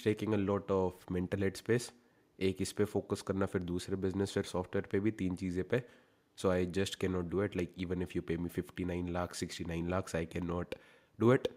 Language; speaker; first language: Hindi; native; Hindi